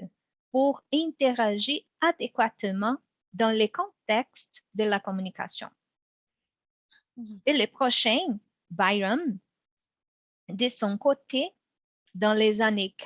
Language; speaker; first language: French; non-native, fluent; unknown